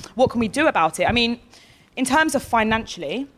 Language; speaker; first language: English; native; English